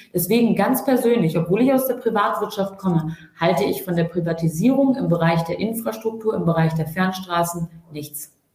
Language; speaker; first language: German; early bilingual, other home language; Turkish